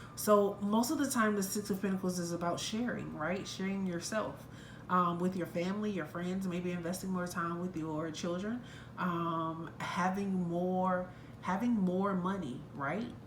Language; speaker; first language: English; native; English